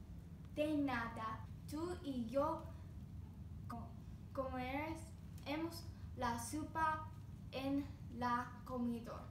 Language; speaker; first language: Spanish; non-native, learner; English